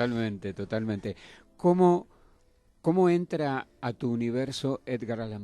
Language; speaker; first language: Spanish; native; Spanish